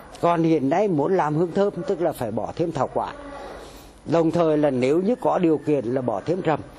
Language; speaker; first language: Vietnamese; native; Vietnamese